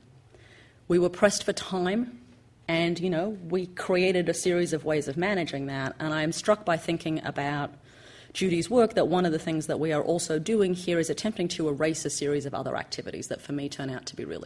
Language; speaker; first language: English; native; English